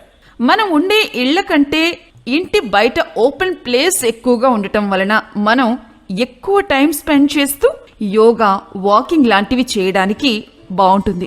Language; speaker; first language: Telugu; native; Telugu